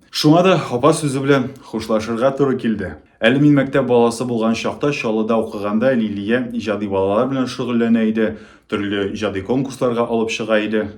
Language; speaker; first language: Tatar; native; Tatar